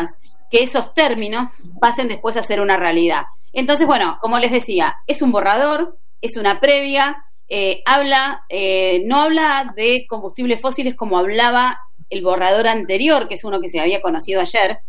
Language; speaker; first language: Spanish; native; Spanish